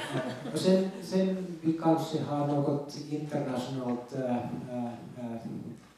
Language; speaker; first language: Swedish; non-native, local second language; Finnish